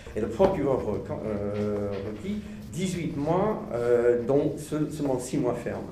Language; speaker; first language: French; non-native, fluent; English